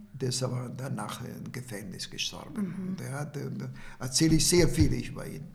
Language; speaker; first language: German; non-native, fluent; Italian